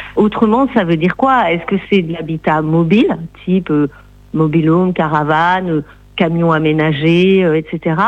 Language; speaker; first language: French; native; French